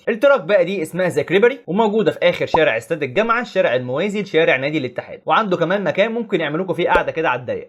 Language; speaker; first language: Arabic; native; Arabic